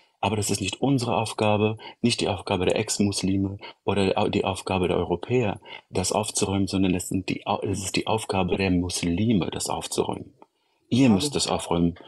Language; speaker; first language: German; early bilingual, other home language; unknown